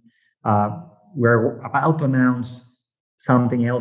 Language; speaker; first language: English; non-native, fluent; Spanish